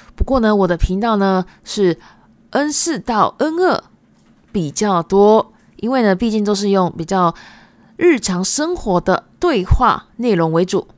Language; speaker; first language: Chinese; early bilingual, other home language; Japanese